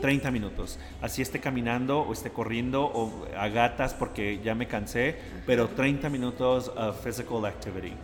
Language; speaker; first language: Spanish; early bilingual, heritage; Spanish